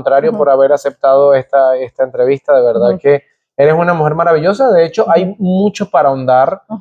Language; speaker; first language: Spanish; native; Spanish